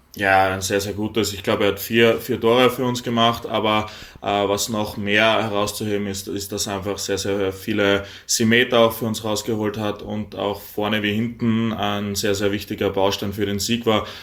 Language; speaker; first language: German; native; German